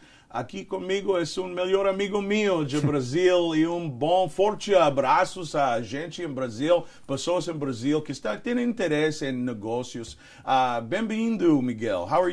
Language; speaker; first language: Portuguese; non-native, learner; Spanish